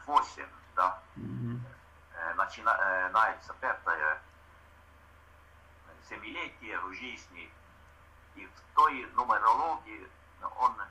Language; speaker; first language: Russian; non-native, fluent; Estonian